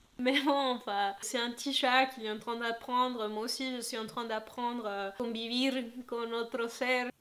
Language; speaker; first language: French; non-native, fluent; Spanish